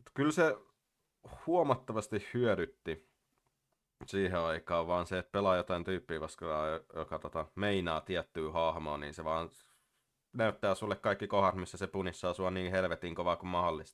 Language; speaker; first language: Finnish; native; Finnish